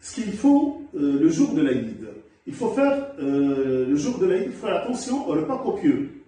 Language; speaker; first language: French; non-native, local second language; Arabic